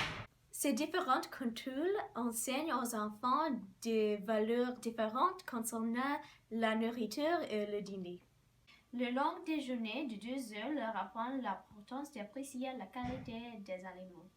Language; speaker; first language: French; non-native, learner; English